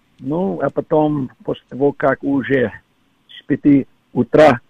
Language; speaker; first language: Russian; non-native, fluent; English